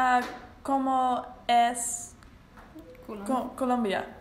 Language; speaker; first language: Spanish; non-native, learner; English